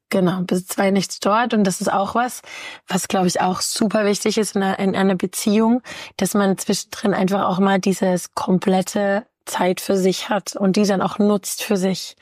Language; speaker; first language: German; native; German